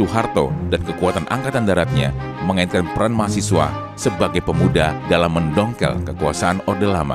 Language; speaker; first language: Indonesian; native; Indonesian